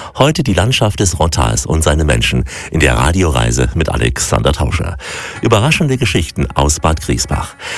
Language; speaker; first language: German; native; German